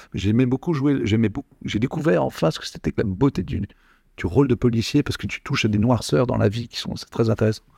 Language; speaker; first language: French; native; French